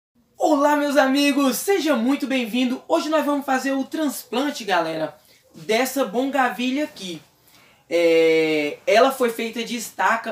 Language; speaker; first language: Portuguese; native; Portuguese